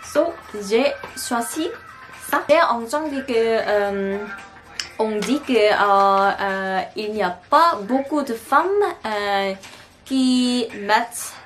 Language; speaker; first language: French; non-native, learner; Korean